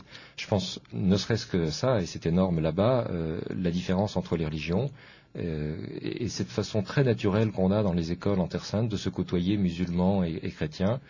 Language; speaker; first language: French; native; French